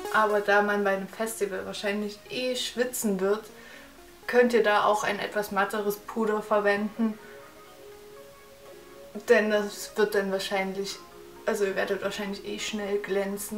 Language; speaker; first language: German; native; German